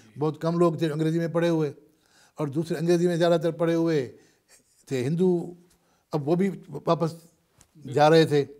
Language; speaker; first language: Urdu; non-native, local second language; Sindhi